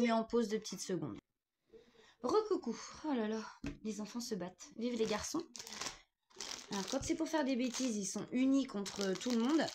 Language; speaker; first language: French; native; French